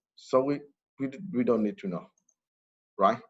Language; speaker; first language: English; non-native, fluent; Vietnamese